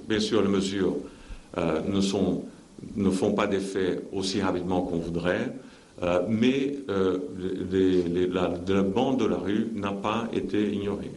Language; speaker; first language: French; non-native, fluent; Portuguese